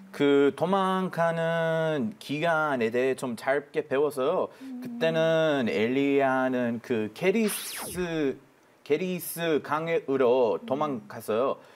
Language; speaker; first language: Korean; non-native, fluent; Hebrew